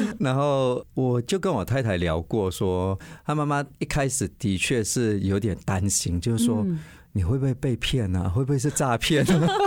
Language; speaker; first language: Chinese; native; Chinese